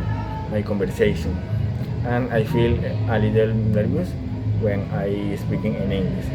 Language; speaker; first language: English; non-native, learner; Spanish